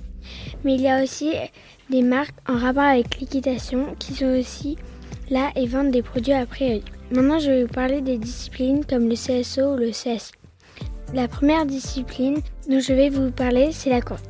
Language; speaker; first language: French; native; French